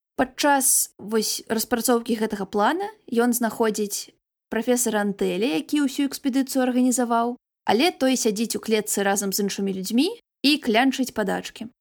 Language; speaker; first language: Belarusian; non-native, local second language; Russian